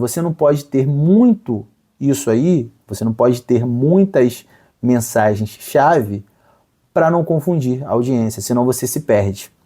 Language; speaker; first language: Portuguese; native; Portuguese